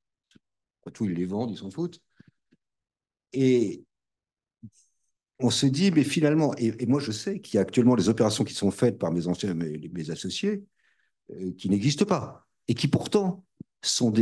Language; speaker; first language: French; native; French